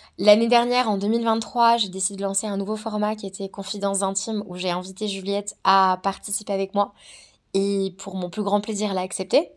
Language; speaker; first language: French; native; French